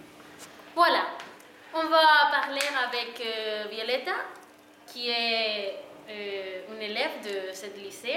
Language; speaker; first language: French; non-native, learner; Spanish